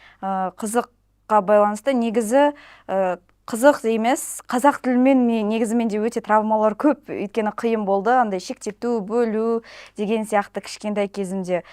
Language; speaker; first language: Kazakh; non-native, local second language; Russian